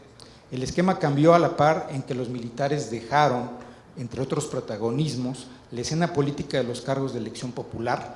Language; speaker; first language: Spanish; native; Spanish